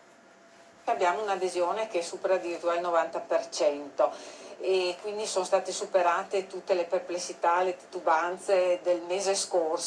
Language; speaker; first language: Italian; native; Italian